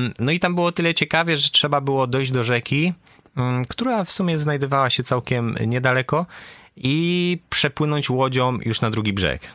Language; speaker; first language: Polish; native; Polish